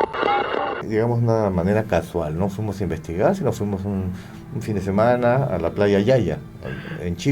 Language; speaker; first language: Spanish; native; Spanish